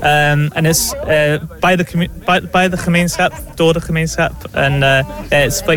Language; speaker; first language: Dutch; non-native, learner; English